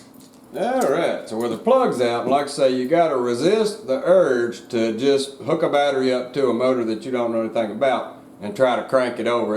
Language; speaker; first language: English; native; English